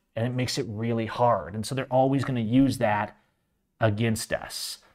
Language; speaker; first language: English; native; English